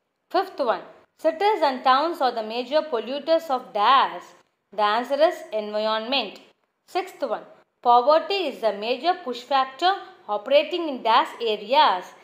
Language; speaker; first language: English; non-native, local second language; Tamil